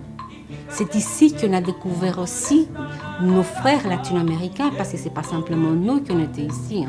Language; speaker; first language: French; non-native, fluent; Spanish